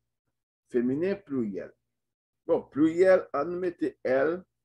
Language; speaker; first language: French; non-native, local second language; Haitian Creole